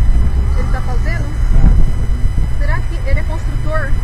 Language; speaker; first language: Portuguese; native; Portuguese